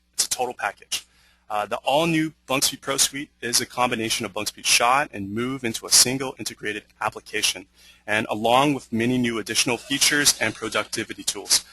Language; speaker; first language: English; native; English